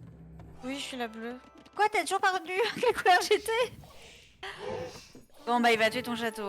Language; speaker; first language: French; native; French